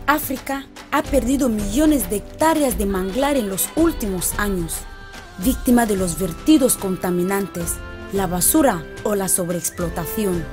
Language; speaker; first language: Spanish; native; Spanish